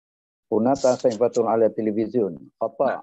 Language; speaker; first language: Arabic; non-native, learner; Indonesian